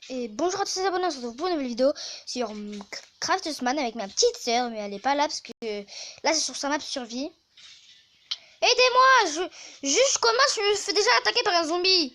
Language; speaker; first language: French; native; French